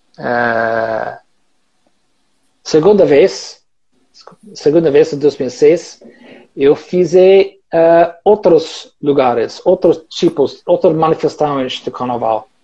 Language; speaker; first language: Portuguese; non-native, learner; English